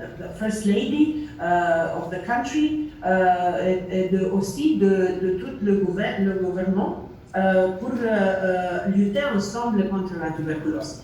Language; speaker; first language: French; non-native, learner; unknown